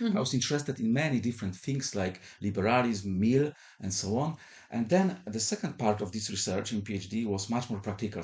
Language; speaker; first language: English; non-native, fluent; Polish